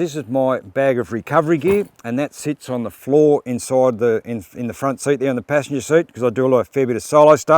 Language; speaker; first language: English; native; English